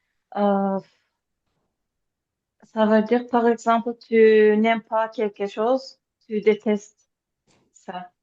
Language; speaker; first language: French; non-native, learner; Azerbaijani